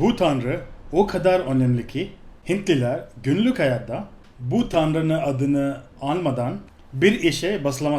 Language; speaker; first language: Turkish; non-native, fluent; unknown